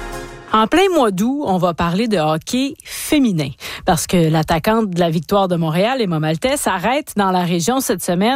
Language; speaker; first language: French; native; French